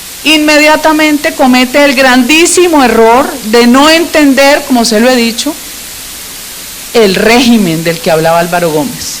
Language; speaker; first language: Spanish; native; Spanish